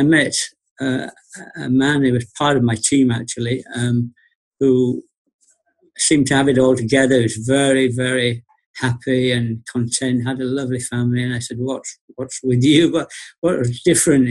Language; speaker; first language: English; native; English